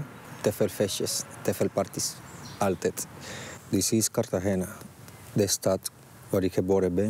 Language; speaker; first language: Dutch; non-native, fluent; Spanish